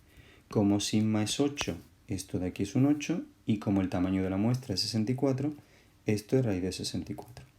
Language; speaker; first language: Spanish; native; Spanish